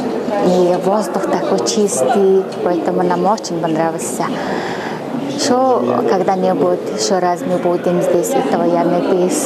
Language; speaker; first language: Russian; non-native, learner; Mongolian